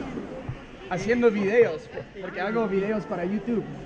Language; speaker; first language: Spanish; non-native, learner; English